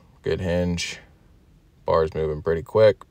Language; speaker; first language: English; native; English